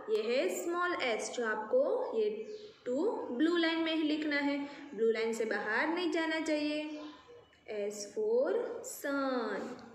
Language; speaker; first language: Hindi; non-native, local second language; Gujarati